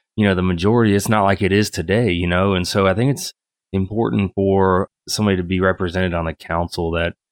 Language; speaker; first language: English; native; English